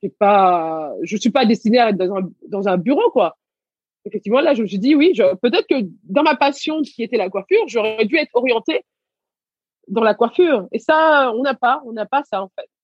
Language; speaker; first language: French; early bilingual, other home language; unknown